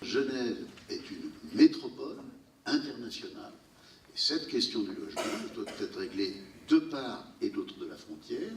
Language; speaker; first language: French; native; French